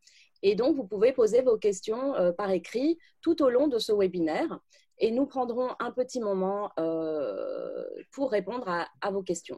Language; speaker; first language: French; native; French